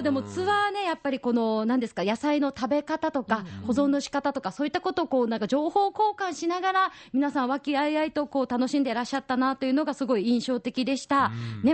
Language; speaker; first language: Japanese; native; Japanese